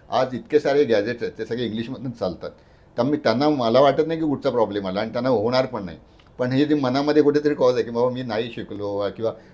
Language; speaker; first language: Marathi; native; Marathi